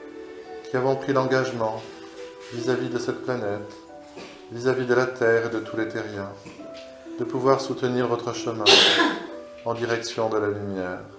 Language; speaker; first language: French; native; French